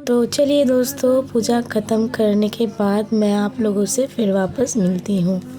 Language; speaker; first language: Hindi; non-native, local second language; Bangla